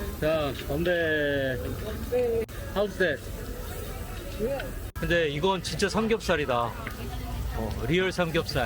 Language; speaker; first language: Korean; native; Korean